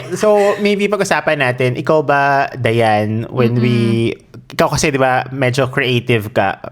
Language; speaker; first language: Filipino; native; Filipino